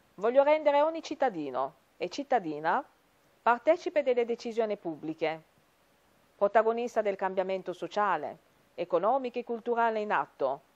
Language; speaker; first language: Italian; non-native, fluent; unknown